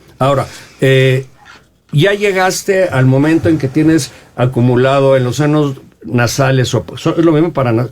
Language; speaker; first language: Spanish; native; Spanish